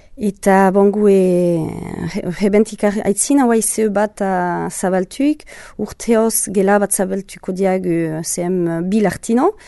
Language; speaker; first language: Basque; native; Basque